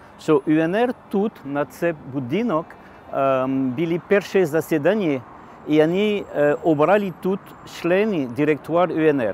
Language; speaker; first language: Ukrainian; non-native, learner; French